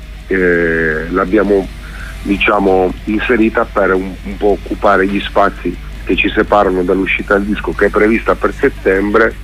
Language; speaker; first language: Italian; native; Italian